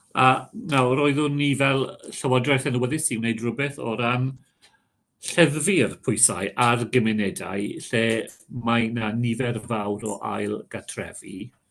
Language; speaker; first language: Welsh; non-native, local second language; English